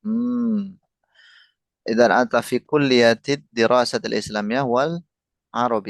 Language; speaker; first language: Arabic; non-native, fluent; Indonesian